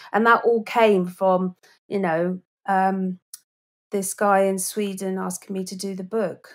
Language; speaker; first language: English; native; English